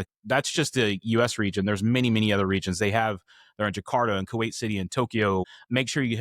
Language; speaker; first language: English; native; English